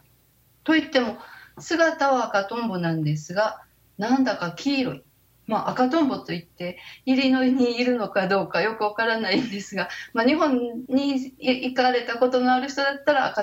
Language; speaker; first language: Japanese; native; Japanese